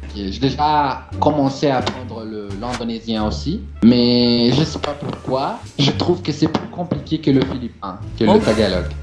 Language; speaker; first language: French; non-native, fluent; Portuguese